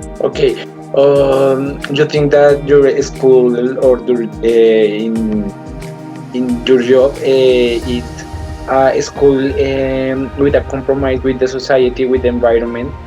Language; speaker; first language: English; non-native, learner; Spanish